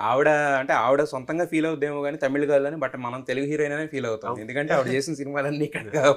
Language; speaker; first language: Telugu; native; Telugu